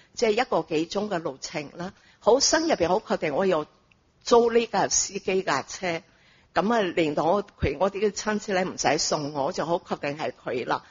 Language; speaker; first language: Cantonese; non-native, fluent; Chinese